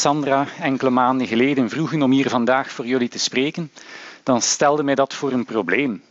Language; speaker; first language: Dutch; native; Dutch